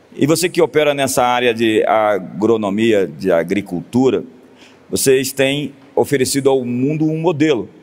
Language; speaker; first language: Portuguese; non-native, fluent; Hebrew